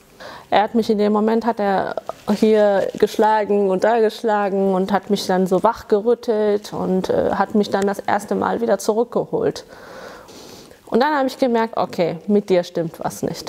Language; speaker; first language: German; early bilingual, other home language; Tamil